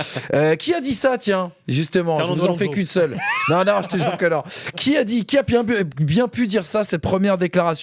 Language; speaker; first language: French; native; French